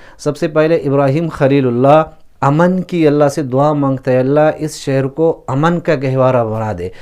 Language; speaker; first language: Urdu; non-native, local second language; Baluchi